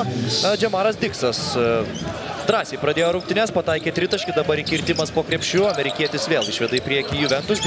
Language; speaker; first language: Lithuanian; native; Lithuanian